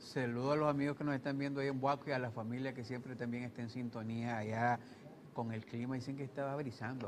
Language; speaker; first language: Spanish; native; Spanish